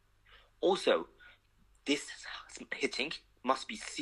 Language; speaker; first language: English; non-native, fluent; Japanese